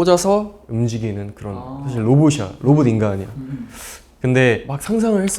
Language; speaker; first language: Korean; native; Korean